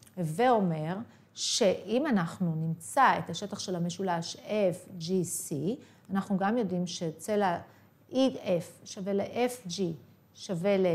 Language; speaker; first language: Hebrew; native; Hebrew